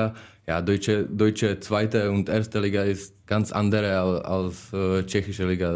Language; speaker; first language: German; non-native, learner; Czech